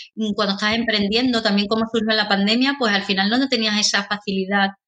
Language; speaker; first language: Spanish; native; Spanish